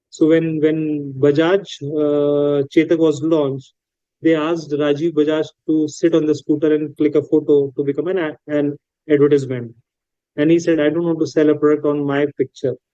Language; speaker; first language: English; non-native, local second language; Hindi